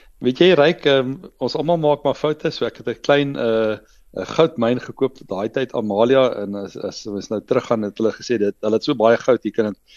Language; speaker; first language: Afrikaans; native; Afrikaans